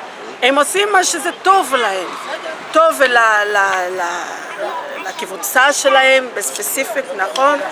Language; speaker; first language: Hebrew; non-native, fluent; Portuguese